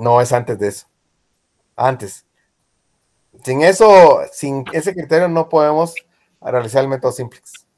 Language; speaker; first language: Spanish; native; Spanish